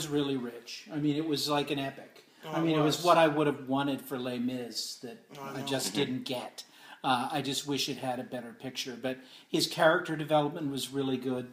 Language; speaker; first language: English; native; English